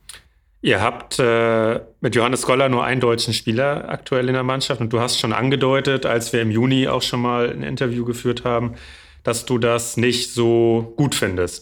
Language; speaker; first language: German; native; German